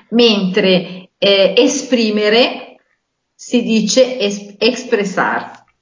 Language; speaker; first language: Italian; native; Italian